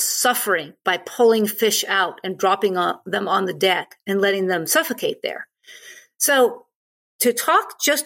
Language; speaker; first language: English; native; English